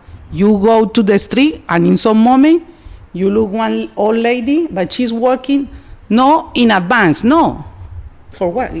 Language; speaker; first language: English; non-native, learner; Spanish